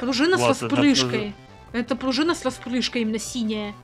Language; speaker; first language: Russian; native; Russian